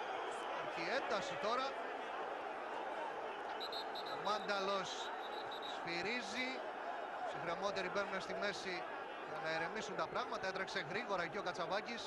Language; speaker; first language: Greek; native; Greek